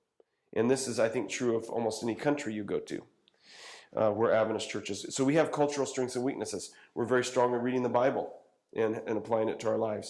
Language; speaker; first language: English; native; English